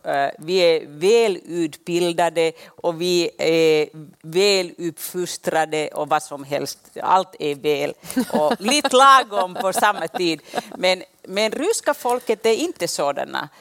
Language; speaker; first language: Swedish; non-native, local second language; Finnish